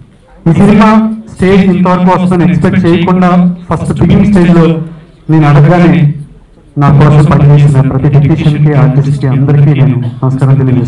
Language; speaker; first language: Telugu; native; Telugu